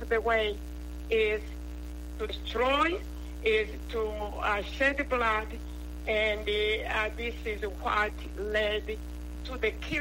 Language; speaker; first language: English; non-native, local second language; Kinyarwanda